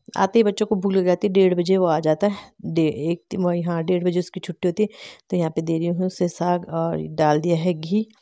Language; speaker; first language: Hindi; native; Hindi